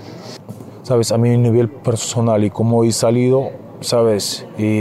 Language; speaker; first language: Spanish; non-native, fluent; Arabic